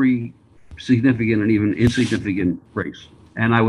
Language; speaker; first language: English; native; English